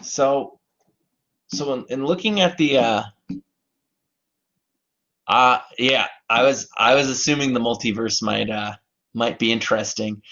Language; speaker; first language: English; native; English